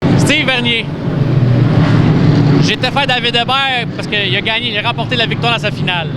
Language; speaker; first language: French; native; French